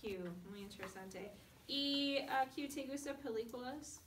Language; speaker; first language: Spanish; non-native, fluent; English